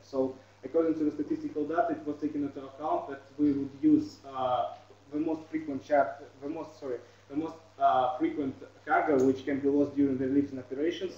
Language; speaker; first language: English; non-native, fluent; Russian